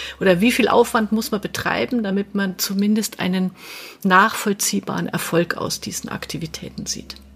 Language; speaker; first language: German; native; German